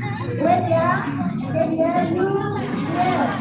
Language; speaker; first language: English; non-native, learner; Indonesian